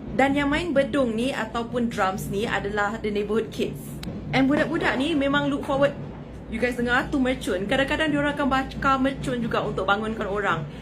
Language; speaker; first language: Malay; native; Malay